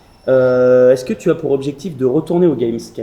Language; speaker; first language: French; native; French